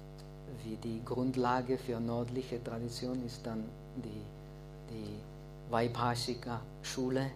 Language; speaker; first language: German; non-native, fluent; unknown